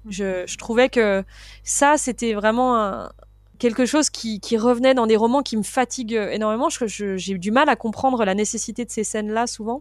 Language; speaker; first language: French; native; French